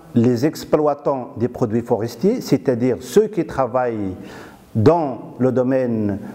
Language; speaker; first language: French; non-native, local second language; Arabic